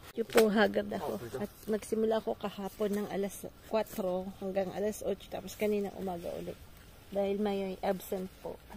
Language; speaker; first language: Filipino; native; Filipino